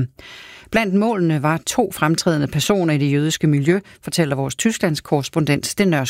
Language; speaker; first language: Danish; native; Danish